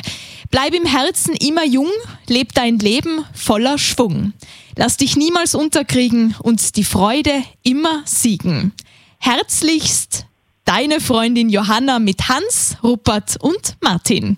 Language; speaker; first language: German; native; German